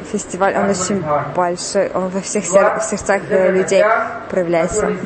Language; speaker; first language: Russian; non-native, learner; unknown